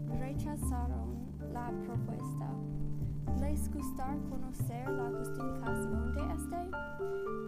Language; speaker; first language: Spanish; non-native, learner; English